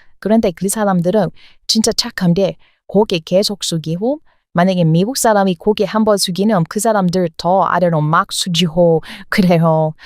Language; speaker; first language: Korean; non-native, fluent; English